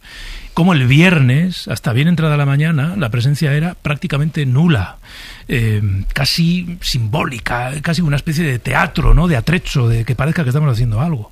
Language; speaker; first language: Spanish; native; Spanish